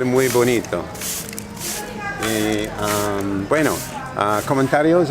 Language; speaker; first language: Spanish; non-native, fluent; English